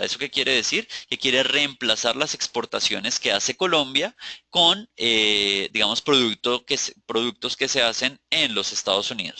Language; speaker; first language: Spanish; native; Spanish